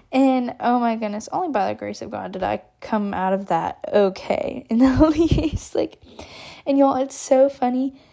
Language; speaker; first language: English; native; English